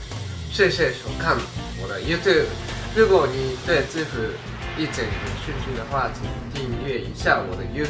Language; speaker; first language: Chinese; non-native, fluent; Japanese